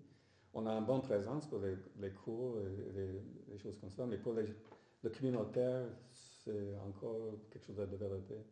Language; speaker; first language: French; non-native, fluent; English